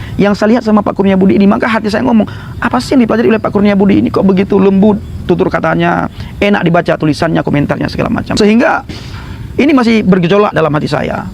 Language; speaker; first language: Indonesian; non-native, local second language; Achinese